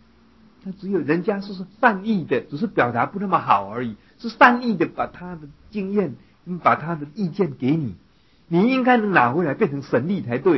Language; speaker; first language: Chinese; native; Chinese